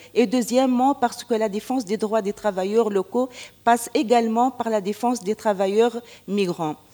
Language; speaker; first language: French; non-native, local second language; Arabic